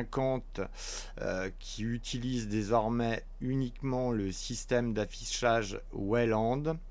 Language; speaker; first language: French; native; French